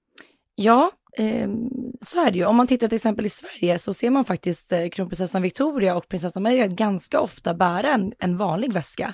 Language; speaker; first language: Swedish; native; Swedish